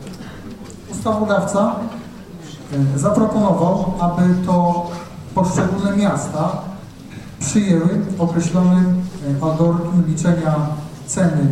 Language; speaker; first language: Polish; native; Polish